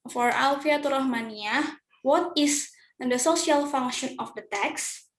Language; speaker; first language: English; non-native, learner; Indonesian